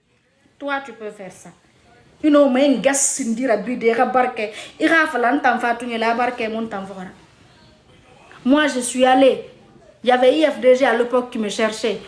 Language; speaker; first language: French; non-native, local second language; Mandingo